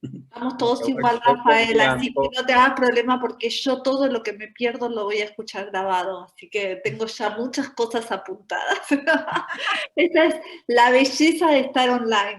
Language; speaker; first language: Spanish; native; Spanish